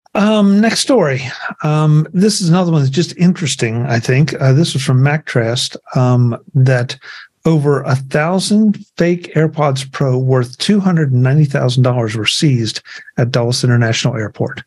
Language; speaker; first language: English; native; English